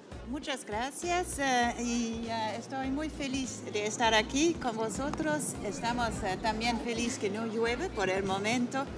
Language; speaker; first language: Spanish; non-native, fluent; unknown